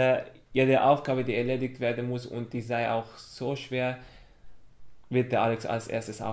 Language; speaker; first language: German; non-native, fluent; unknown